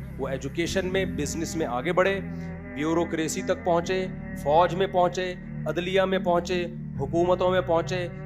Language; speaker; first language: Urdu; native; Urdu